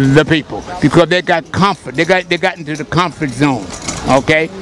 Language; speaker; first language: English; native; English